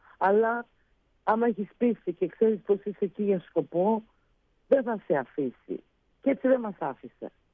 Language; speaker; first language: Greek; early bilingual, heritage; Greek